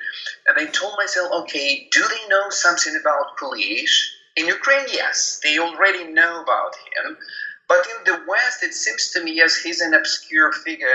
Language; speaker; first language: English; non-native, fluent; Ukrainian